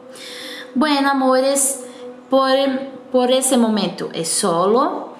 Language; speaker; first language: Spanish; non-native, fluent; Portuguese